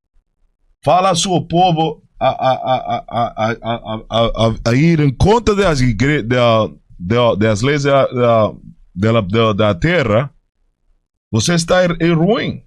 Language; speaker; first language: Portuguese; non-native, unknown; Spanish